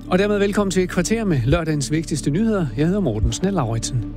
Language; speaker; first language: Danish; native; Danish